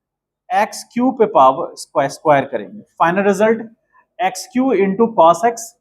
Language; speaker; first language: Hindi; native; Hindi